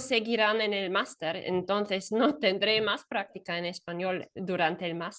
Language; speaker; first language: Spanish; non-native, fluent; German